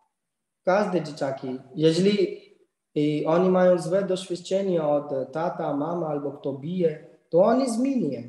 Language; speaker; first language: Polish; non-native, learner; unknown